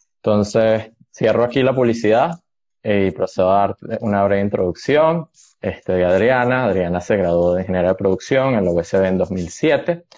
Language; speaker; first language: Spanish; native; Spanish